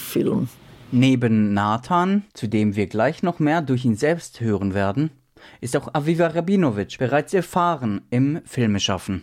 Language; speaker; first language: German; native; German